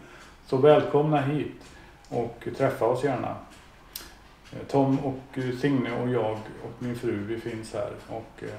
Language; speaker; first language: Swedish; native; Swedish